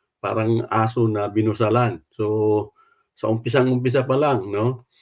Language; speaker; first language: Filipino; non-native, local second language; Cebuano